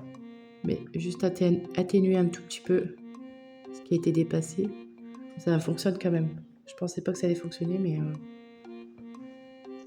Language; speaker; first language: French; native; French